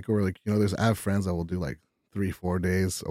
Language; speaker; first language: English; early bilingual, other home language; Spanish